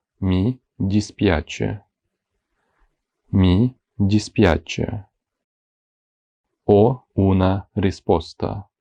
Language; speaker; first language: Italian; non-native, fluent; Ukrainian